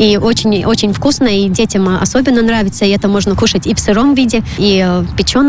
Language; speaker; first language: Russian; non-native, local second language; Latvian